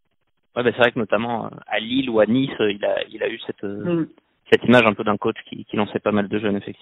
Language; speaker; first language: French; native; French